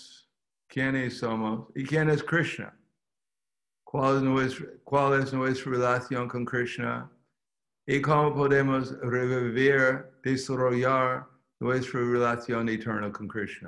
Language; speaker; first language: Spanish; non-native, fluent; English